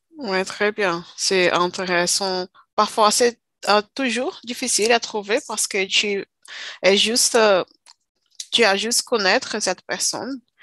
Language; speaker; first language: French; non-native, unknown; Portuguese